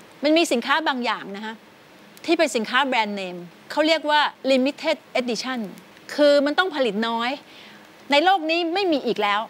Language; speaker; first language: Thai; native; Thai